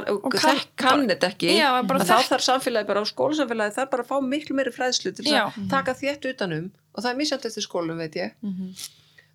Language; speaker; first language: Icelandic; native; Icelandic